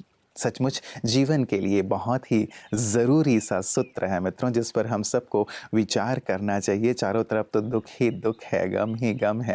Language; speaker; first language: Hindi; native; Hindi